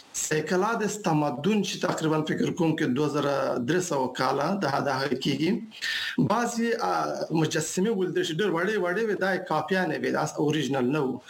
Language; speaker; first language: Pashto; non-native, local second language; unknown